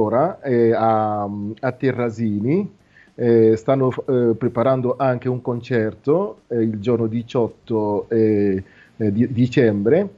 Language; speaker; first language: Italian; non-native, fluent; Nande